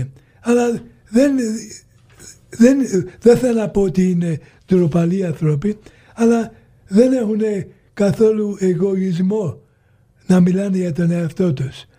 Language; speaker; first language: Greek; early bilingual, heritage; Greek